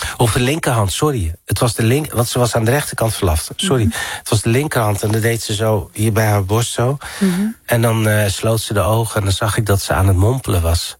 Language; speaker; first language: Dutch; early bilingual, other home language; Arabic